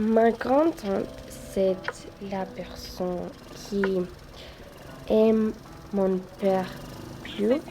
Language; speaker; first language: French; non-native, learner; Spanish